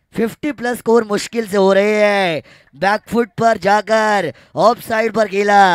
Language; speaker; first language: Hindi; non-native, local second language; Marathi